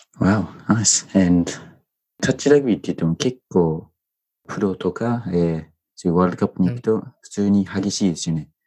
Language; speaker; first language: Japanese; non-native, fluent; English